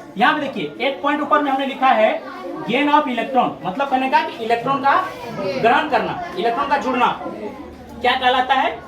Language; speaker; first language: Hindi; native; Hindi